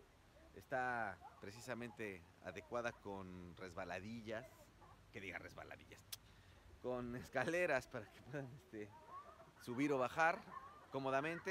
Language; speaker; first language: Spanish; native; Spanish